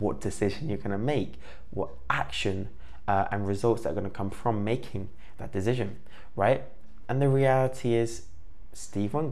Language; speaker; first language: English; native; English